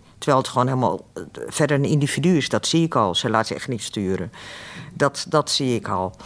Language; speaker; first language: Dutch; early bilingual, other home language; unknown